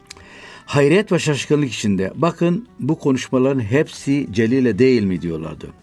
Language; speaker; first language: Turkish; non-native, fluent; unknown